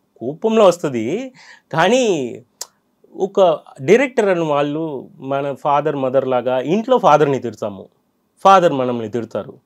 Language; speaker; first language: Telugu; non-native, fluent; Tamil